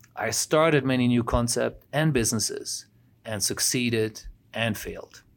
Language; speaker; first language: English; non-native, fluent; German